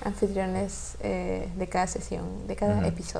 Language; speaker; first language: Spanish; non-native, fluent; English